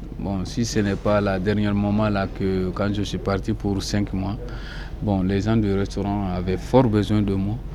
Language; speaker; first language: French; non-native, local second language; Soninke